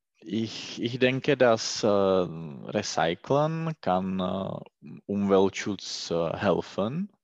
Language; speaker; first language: German; non-native, learner; Czech